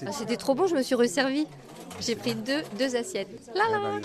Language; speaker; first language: French; native; French